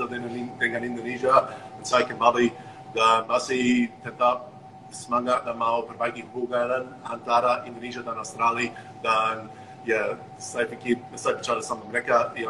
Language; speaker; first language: Indonesian; non-native, fluent; English